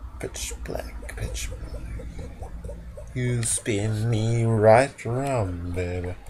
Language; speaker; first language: English; native; English